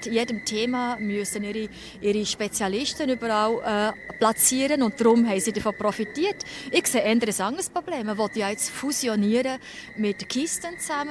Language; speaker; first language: German; native; German